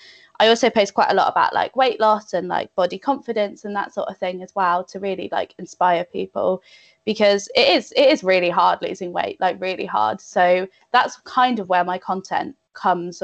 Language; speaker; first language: English; native; English